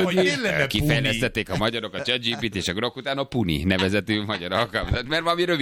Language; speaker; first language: Hungarian; native; Hungarian